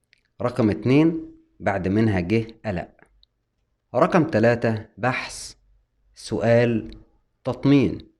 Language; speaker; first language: Arabic; native; Arabic